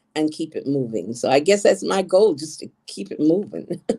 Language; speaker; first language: English; native; English